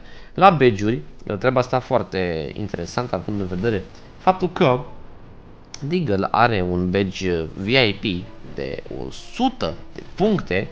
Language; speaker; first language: Romanian; native; Romanian